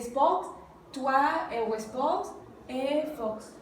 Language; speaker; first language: French; non-native, learner; Spanish